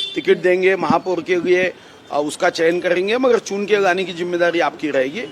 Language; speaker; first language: Hindi; non-native, local second language; Marathi